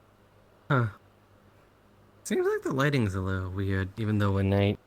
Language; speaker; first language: English; native; English